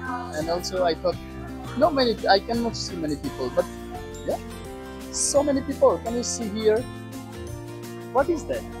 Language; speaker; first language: English; non-native, learner; Bangla